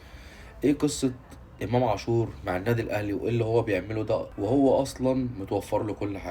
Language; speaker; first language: Arabic; native; Arabic